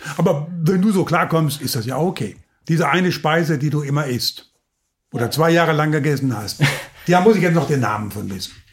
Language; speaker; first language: German; native; German